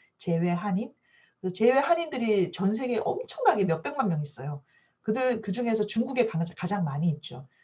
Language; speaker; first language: Korean; native; Korean